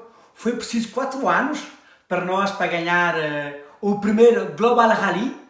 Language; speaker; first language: Portuguese; early bilingual, heritage; French